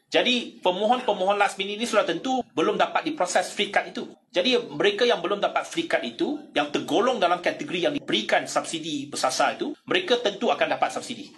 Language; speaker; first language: Malay; native; Malay